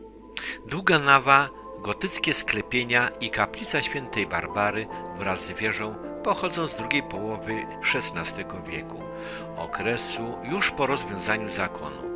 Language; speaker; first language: Polish; native; Polish